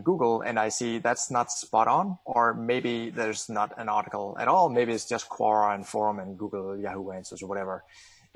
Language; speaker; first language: English; non-native, fluent; Danish